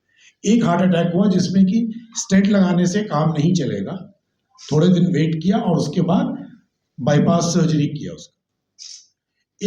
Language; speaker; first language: Hindi; native; Hindi